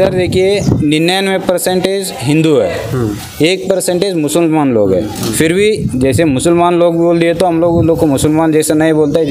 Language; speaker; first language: Hindi; non-native, local second language; Kannada